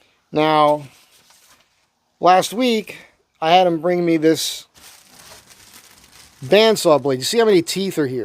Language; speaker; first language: English; native; English